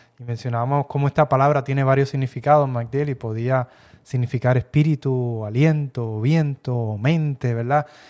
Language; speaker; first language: Spanish; early bilingual, heritage; Spanish